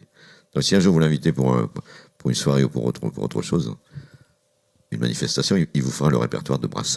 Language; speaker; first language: French; native; French